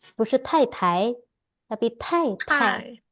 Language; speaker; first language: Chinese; non-native, fluent; Indonesian